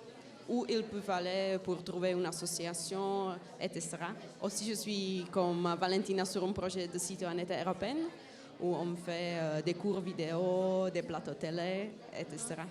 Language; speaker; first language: French; non-native, fluent; Czech